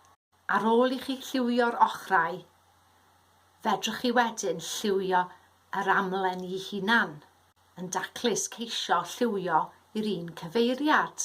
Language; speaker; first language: Welsh; native; Welsh